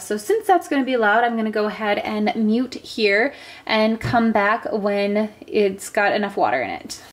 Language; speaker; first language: English; native; English